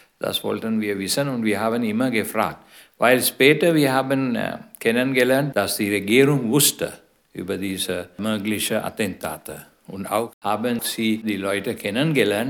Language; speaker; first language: German; non-native, learner; Sinhala